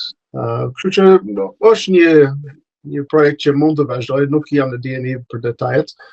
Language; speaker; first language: Albanian; non-native, fluent; English